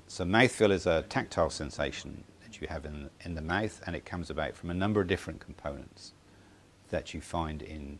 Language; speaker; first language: English; native; English